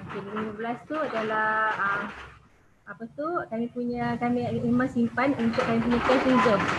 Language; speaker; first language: Malay; native; Malay